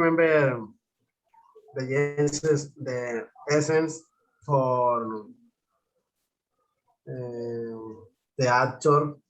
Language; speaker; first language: English; non-native, learner; Spanish